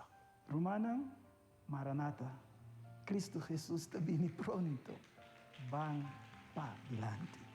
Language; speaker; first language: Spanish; non-native, fluent; Papiamento